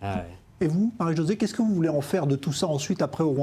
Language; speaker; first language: French; native; French